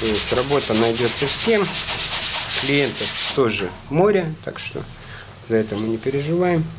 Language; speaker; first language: Russian; native; Russian